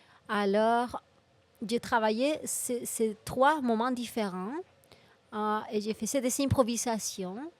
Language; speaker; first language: French; non-native, fluent; Spanish